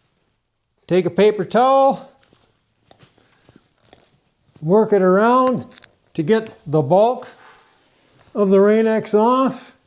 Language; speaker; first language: English; native; English